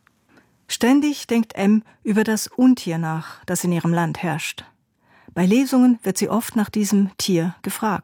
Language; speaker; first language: German; native; German